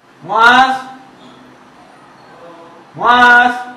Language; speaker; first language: Arabic; non-native, learner; Malay